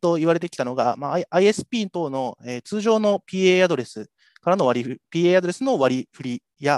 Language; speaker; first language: Japanese; native; Japanese